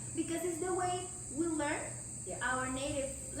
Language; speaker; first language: English; non-native, learner; Spanish